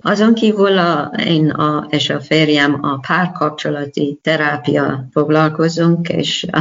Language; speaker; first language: Hungarian; non-native, learner; Persian